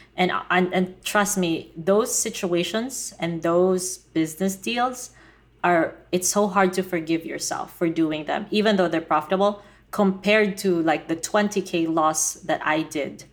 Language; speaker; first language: English; non-native, local second language; Filipino